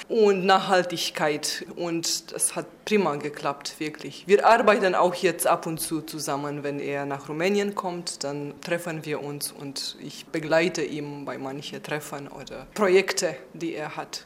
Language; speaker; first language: German; non-native, fluent; Romanian